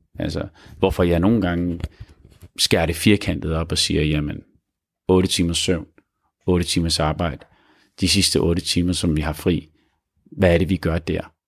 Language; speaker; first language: Danish; early bilingual, other home language; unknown